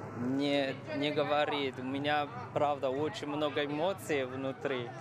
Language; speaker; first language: Russian; non-native, fluent; Chinese